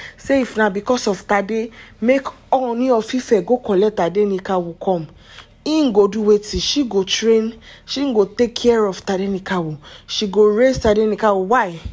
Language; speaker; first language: Nigerian Pidgin; non-native, local second language; Yoruba